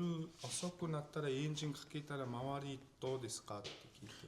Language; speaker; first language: Japanese; non-native, fluent; Mongolian